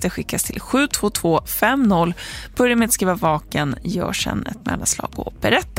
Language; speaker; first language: Swedish; native; Swedish